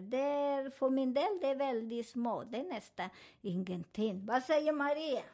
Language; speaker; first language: Swedish; non-native, fluent; Spanish